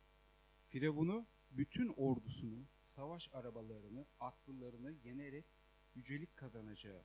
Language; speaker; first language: Turkish; native; Turkish